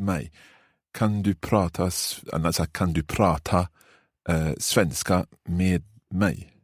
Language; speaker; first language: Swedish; non-native, learner; English